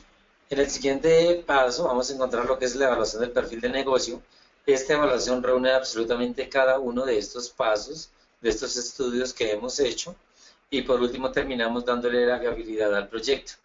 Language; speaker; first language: Spanish; native; Spanish